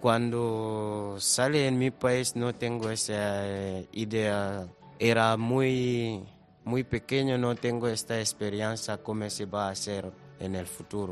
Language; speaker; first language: Spanish; non-native, learner; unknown